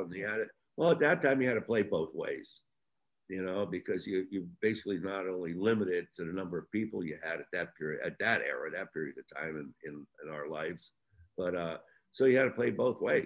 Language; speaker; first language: English; native; English